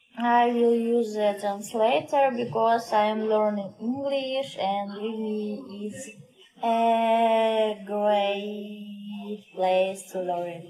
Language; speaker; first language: English; non-native, learner; Russian